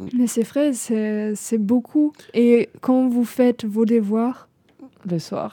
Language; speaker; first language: French; non-native, fluent; German